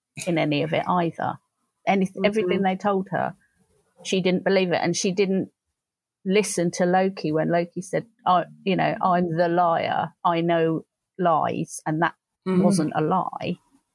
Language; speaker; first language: English; native; English